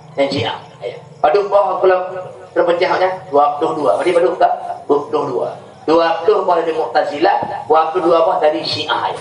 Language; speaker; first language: Malay; non-native, local second language; Achinese